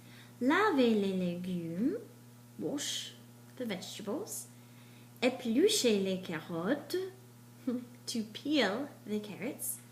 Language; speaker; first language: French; non-native, fluent; English